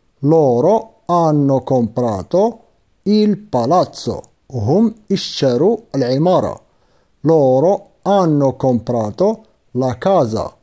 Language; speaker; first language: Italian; non-native, fluent; Arabic